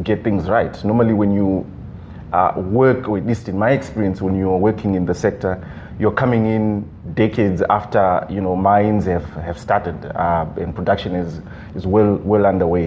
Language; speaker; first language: English; non-native, local second language; Shona